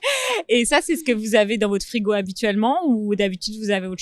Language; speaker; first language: French; native; French